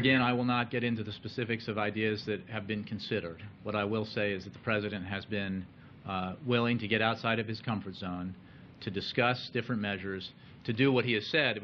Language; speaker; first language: English; native; English